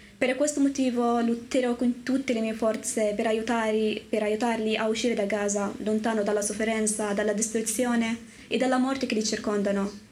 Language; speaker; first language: Italian; non-native, learner; Arabic